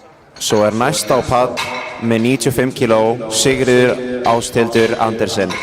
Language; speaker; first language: Icelandic; native; Icelandic